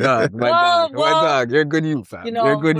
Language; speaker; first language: English; native; English